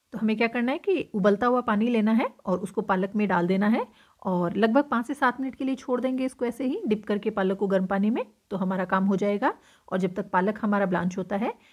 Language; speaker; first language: Hindi; native; Hindi